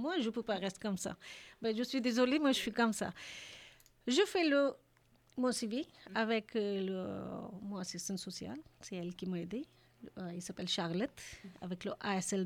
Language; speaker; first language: French; non-native, learner; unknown